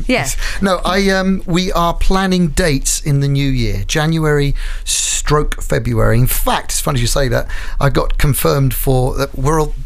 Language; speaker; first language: English; native; English